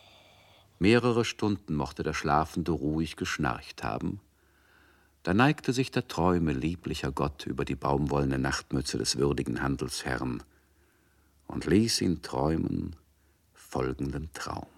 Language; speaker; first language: German; native; German